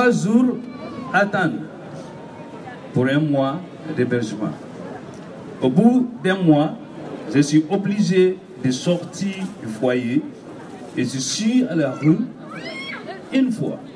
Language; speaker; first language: French; non-native, learner; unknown